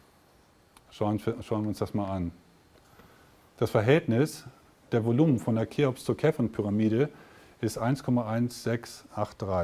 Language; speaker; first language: German; native; German